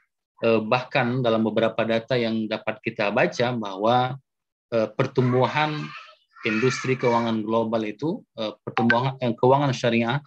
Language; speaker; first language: Indonesian; native; Indonesian